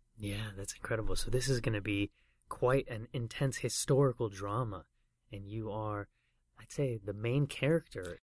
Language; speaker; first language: English; native; English